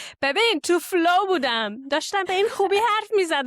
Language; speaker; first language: Persian; early bilingual, heritage; Persian